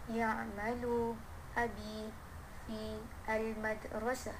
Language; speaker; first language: Arabic; non-native, learner; Malay